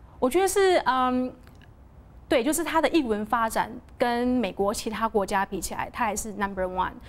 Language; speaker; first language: Chinese; native; Chinese